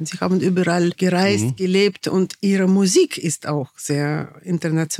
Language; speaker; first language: German; non-native, fluent; Russian